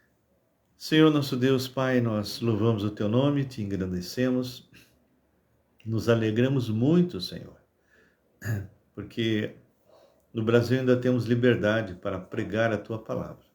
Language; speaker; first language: Portuguese; native; Portuguese